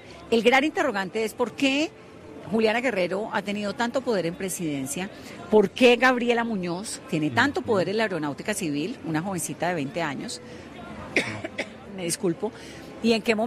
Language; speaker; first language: Spanish; native; Spanish